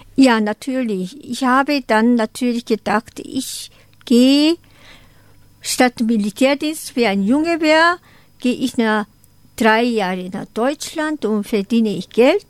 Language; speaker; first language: German; non-native, fluent; Korean